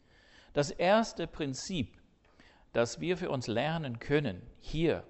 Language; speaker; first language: German; non-native, fluent; English